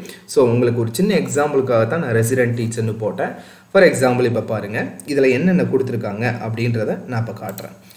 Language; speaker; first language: Tamil; native; Tamil